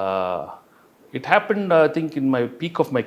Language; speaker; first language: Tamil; non-native, local second language; Telugu